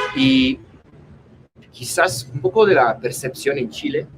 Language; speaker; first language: Spanish; non-native, fluent; English